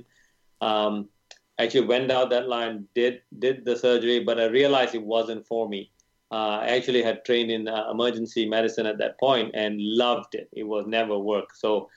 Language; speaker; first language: English; non-native, local second language; Tamil